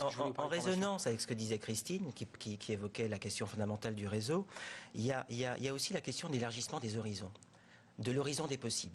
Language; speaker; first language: French; native; French